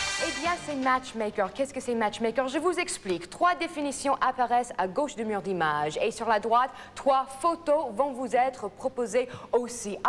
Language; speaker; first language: French; non-native, fluent; English